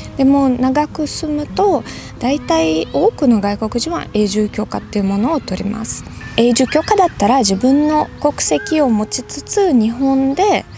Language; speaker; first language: Japanese; non-native, fluent; Russian